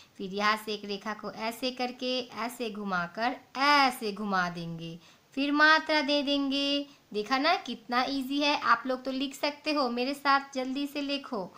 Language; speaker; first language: Hindi; non-native, local second language; Bangla